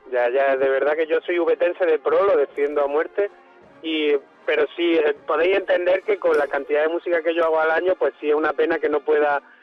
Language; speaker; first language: Spanish; native; Spanish